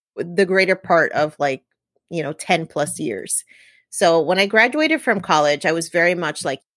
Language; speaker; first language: English; native; English